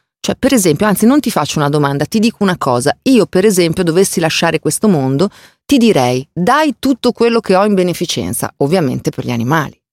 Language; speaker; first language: Italian; native; Italian